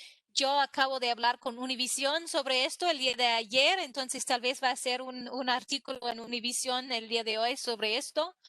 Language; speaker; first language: Spanish; non-native, fluent; English